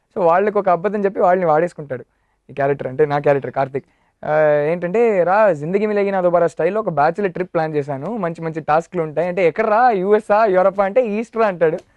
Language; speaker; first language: Telugu; non-native, fluent; Tamil